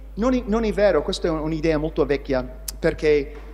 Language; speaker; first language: Italian; non-native, fluent; English